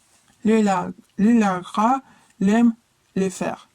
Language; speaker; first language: French; non-native, fluent; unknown